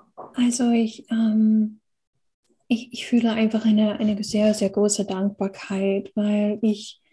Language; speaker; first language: German; non-native, fluent; English